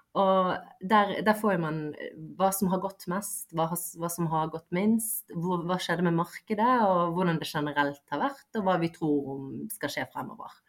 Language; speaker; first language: Norwegian; early bilingual, other home language; Bosnian